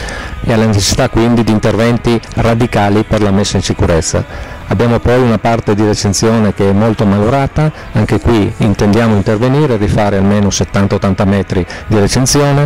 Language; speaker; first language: Italian; native; Italian